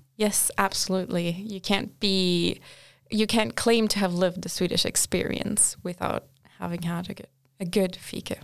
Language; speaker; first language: English; non-native, fluent; Portuguese